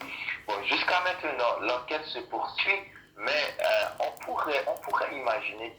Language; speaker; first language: French; non-native, local second language; Haitian Creole